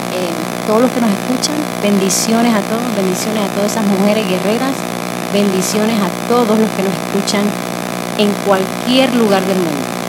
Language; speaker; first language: Spanish; native; Spanish